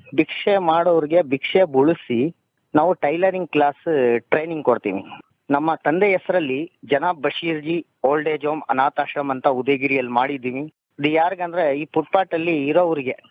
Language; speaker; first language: Kannada; non-native, local second language; Urdu